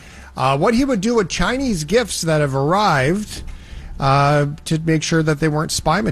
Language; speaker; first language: English; native; English